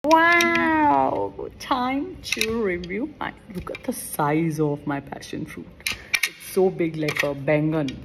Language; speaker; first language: English; non-native, local second language; Kannada